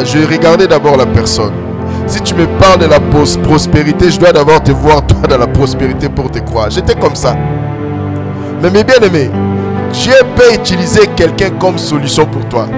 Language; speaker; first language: French; non-native, local second language; Lingala